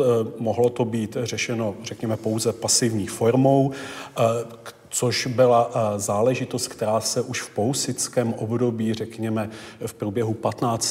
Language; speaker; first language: Czech; native; Czech